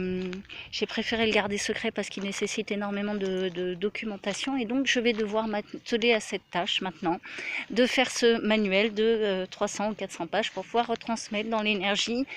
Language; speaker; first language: French; native; French